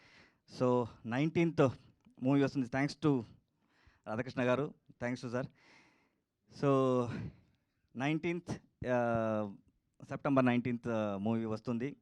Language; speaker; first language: Telugu; non-native, learner; Kannada